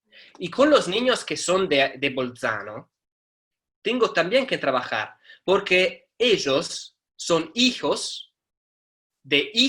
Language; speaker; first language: Spanish; non-native, fluent; Italian